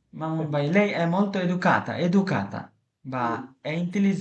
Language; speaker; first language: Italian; non-native, learner; Bangla